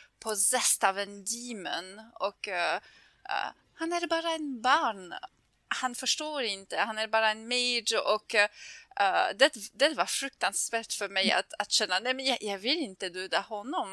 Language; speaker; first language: Swedish; non-native, fluent; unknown